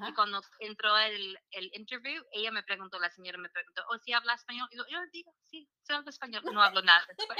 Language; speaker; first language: Spanish; early bilingual, heritage; Spanish